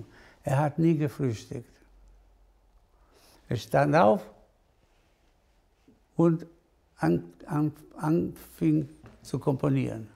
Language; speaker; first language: German; non-native, fluent; Spanish